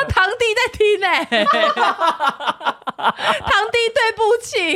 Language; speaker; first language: Chinese; native; Chinese